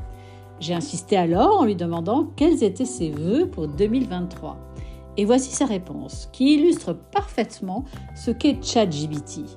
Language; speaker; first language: French; native; French